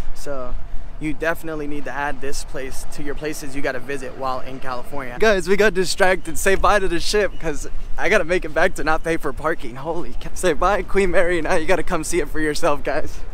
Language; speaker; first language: English; native; English